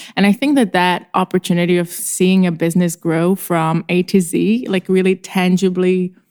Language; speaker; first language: English; non-native, fluent; Czech